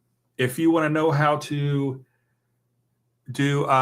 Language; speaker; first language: English; native; English